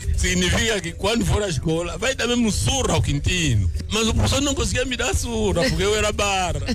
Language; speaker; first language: Portuguese; non-native, local second language; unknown